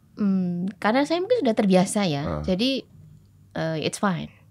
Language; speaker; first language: Indonesian; native; Indonesian